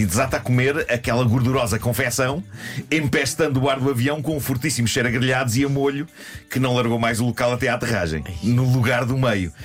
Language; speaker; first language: Portuguese; native; Portuguese